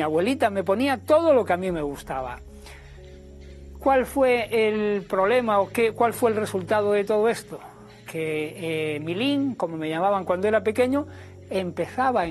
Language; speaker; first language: Spanish; native; Spanish